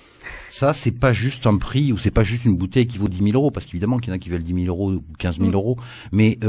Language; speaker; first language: French; native; French